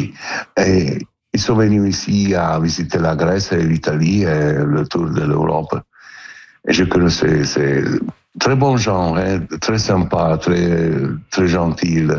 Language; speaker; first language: French; non-native, learner; Italian